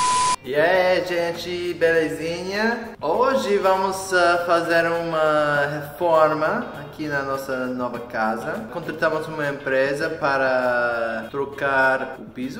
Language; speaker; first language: Portuguese; non-native, learner; English